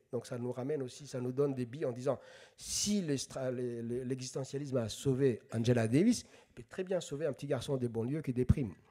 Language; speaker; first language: French; non-native, local second language; Somali